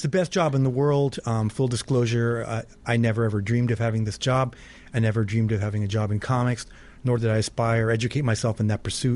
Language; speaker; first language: English; native; English